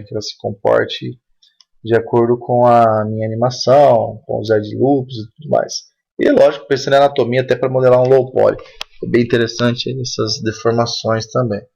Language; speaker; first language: Portuguese; native; Portuguese